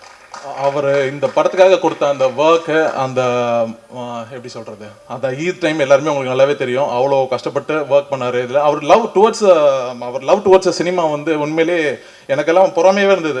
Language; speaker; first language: Tamil; native; Tamil